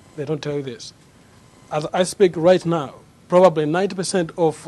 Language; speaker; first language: English; non-native, local second language; Nyanja